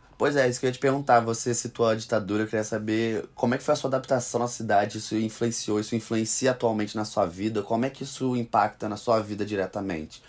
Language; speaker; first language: Portuguese; native; Portuguese